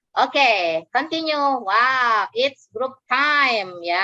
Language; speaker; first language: English; non-native, fluent; Indonesian